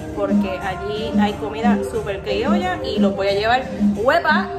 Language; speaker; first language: Spanish; early bilingual, heritage; Spanish